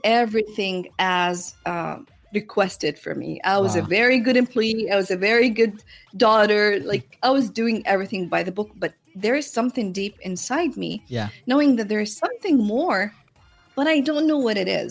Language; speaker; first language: English; non-native, fluent; Arabic